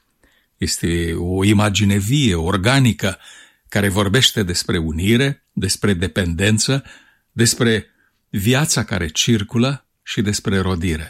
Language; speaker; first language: Romanian; native; Romanian